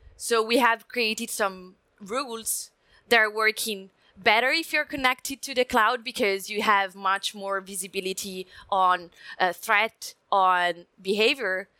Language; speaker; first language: English; non-native, fluent; Italian